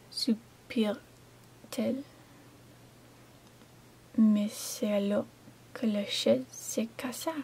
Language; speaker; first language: French; non-native, learner; English